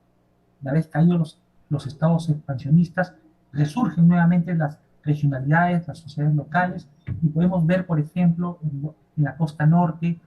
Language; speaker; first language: Spanish; native; Spanish